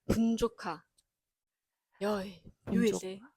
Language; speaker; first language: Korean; non-native, fluent; Mongolian